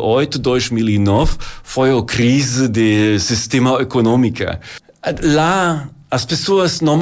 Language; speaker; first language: Portuguese; non-native, learner; German